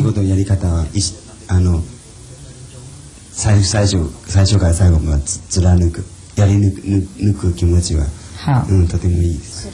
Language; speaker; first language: Japanese; non-native, fluent; Chinese